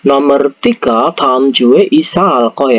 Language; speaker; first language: Korean; non-native, fluent; Indonesian